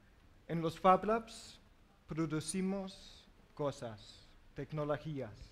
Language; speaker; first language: Spanish; non-native, learner; English